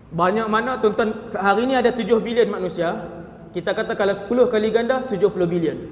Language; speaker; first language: Malay; native; Malay